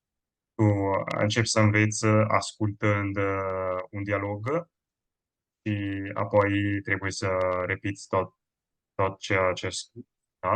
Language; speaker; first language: Romanian; non-native, fluent; Italian